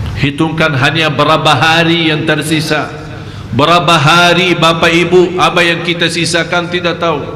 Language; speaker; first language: Malay; non-native, fluent; Arabic